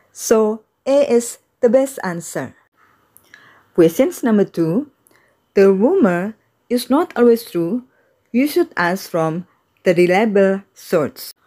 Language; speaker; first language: English; non-native, fluent; Indonesian